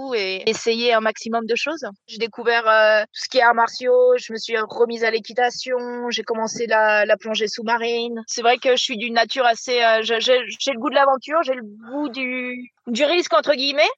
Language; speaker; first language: French; native; French